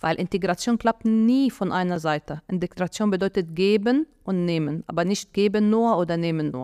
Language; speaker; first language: German; non-native, fluent; Arabic